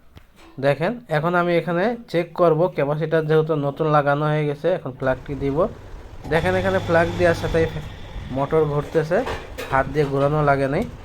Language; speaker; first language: Bangla; native; Bangla